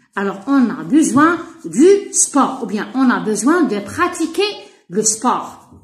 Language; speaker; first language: French; non-native, local second language; Arabic